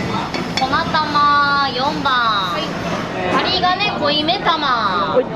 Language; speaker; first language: Japanese; native; Japanese